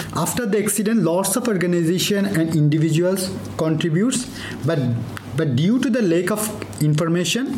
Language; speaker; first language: English; non-native, local second language; Bangla